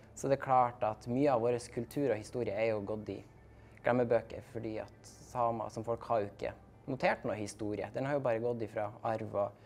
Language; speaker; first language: Norwegian; native; Norwegian